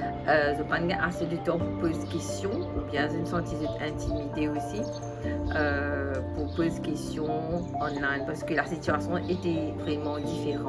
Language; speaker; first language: French; non-native, local second language; Morisyen